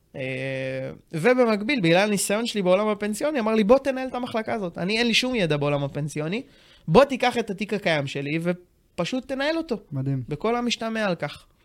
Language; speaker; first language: Hebrew; native; Hebrew